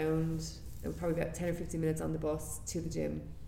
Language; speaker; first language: English; native; English